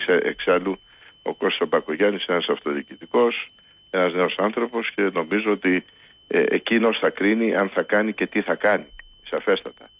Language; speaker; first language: Greek; native; Greek